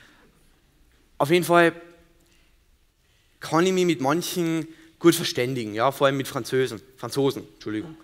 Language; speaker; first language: German; native; German